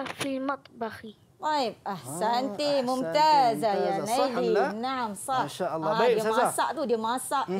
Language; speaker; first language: Arabic; non-native, fluent; Malay